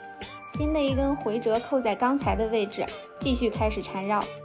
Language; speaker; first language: Chinese; native; Chinese